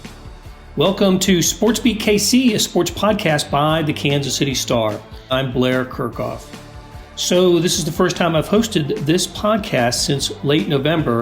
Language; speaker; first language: English; native; English